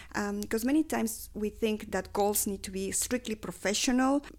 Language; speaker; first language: English; non-native, fluent; Spanish